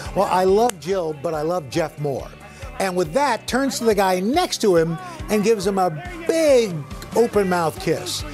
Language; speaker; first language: English; native; English